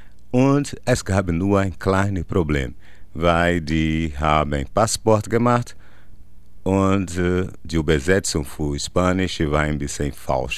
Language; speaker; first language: German; non-native, learner; Portuguese